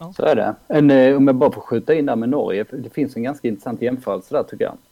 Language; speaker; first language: Swedish; native; Swedish